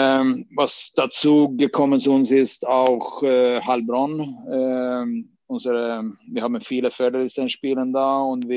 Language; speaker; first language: German; non-native, fluent; Swedish